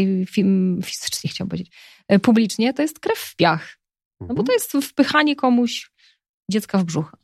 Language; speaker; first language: Polish; native; Polish